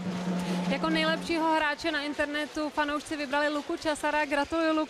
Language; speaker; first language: Czech; native; Czech